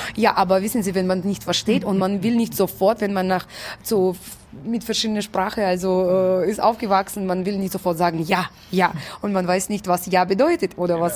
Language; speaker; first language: German; non-native, fluent; Russian